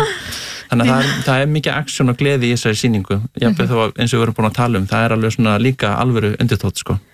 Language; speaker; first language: Icelandic; native; Icelandic